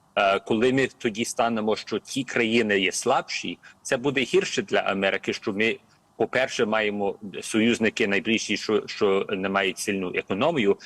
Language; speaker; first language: Ukrainian; early bilingual, heritage; Ukrainian